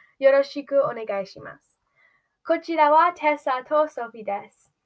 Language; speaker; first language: Japanese; non-native, learner; English